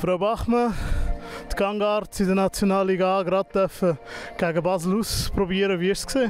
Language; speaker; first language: German; native; German